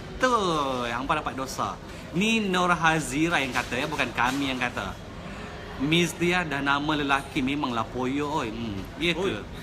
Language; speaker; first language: Malay; native; Malay